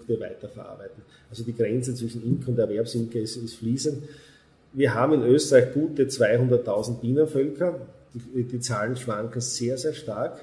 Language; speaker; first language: German; native; German